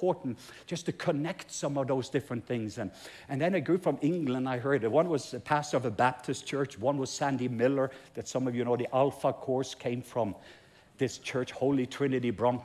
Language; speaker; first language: English; non-native, fluent; Norwegian